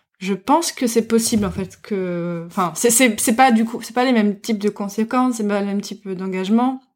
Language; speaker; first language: French; early bilingual, heritage; French